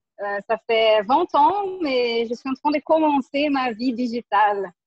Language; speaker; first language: French; non-native, learner; Portuguese